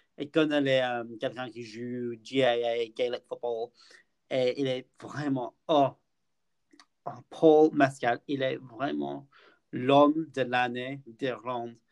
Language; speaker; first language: French; non-native, fluent; English